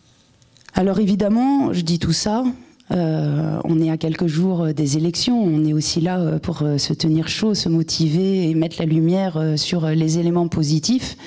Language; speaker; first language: French; native; French